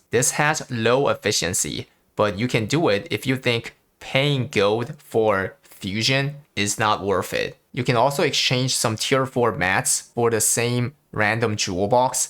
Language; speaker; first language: English; non-native, fluent; Korean